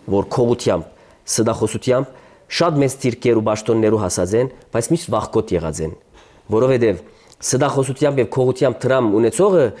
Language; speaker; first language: Armenian; early bilingual, heritage; Armenian